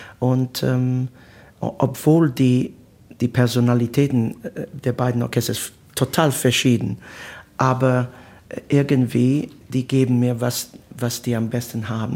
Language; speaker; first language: German; non-native, learner; Italian